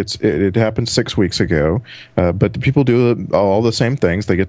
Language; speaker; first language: English; native; English